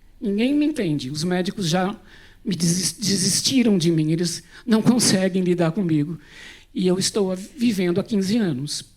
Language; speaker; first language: Portuguese; native; Portuguese